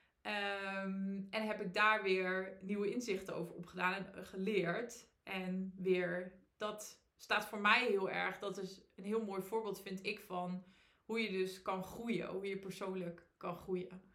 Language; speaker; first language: Dutch; native; Dutch